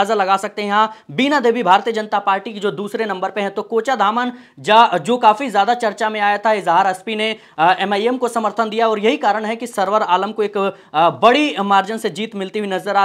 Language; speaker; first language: Hindi; native; Hindi